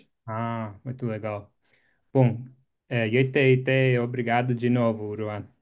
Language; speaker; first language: Portuguese; non-native, fluent; English